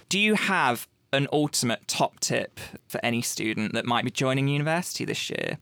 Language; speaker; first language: English; native; English